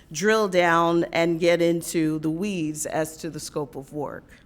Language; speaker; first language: English; native; English